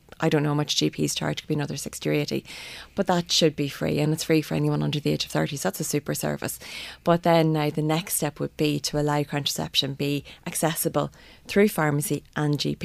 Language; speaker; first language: English; native; English